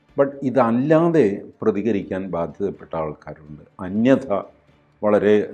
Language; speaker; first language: Malayalam; native; Malayalam